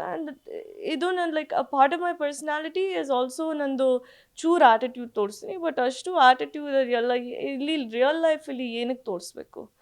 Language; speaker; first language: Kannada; early bilingual, heritage; Kannada